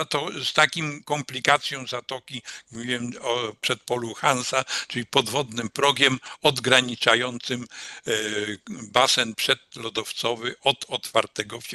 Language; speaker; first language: Polish; native; Polish